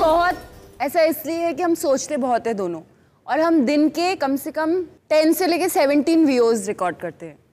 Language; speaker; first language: Hindi; non-native, local second language; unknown